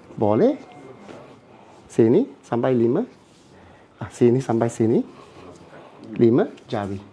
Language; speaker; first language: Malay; non-native, local second language; Cantonese